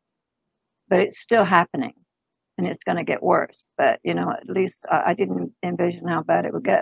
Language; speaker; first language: English; native; English